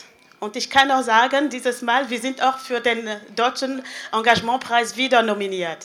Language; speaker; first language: German; non-native, fluent; French